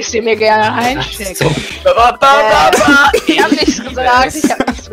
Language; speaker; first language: German; native; German